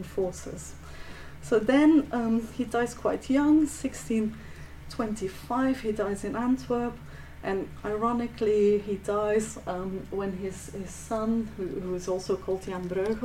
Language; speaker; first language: English; non-native, fluent; Dutch